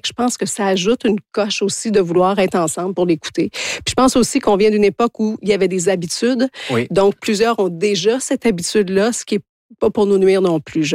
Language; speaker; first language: French; native; French